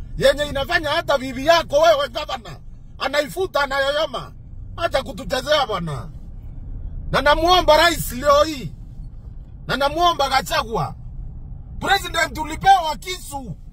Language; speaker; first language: Swahili; non-native, local second language; Meru